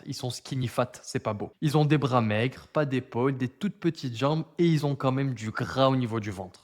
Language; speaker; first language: French; native; French